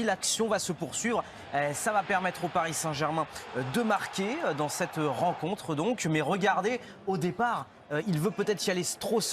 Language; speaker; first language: French; native; French